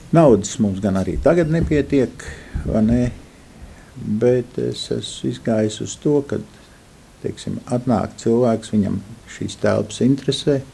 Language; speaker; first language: Latvian; native; Latvian